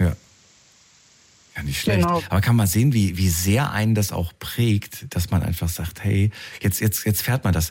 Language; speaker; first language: German; native; German